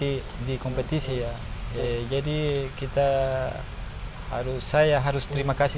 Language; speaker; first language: Indonesian; non-native, learner; Spanish